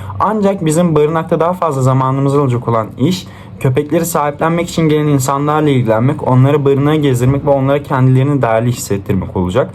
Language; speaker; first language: Turkish; native; Turkish